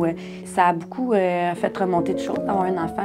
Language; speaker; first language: French; native; French